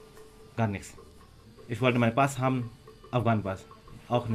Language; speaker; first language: German; non-native, learner; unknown